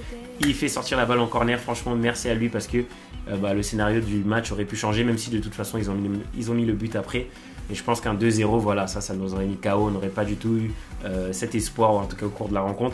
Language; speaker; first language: French; native; French